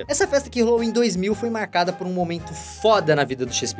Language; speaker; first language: Portuguese; native; Portuguese